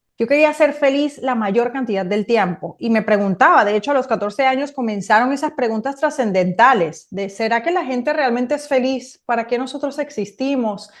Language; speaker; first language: Spanish; native; Spanish